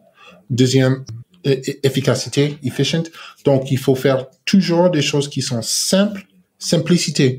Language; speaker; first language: French; non-native, learner; English